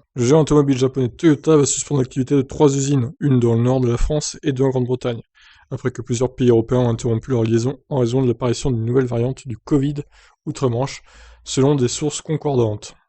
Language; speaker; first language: French; native; French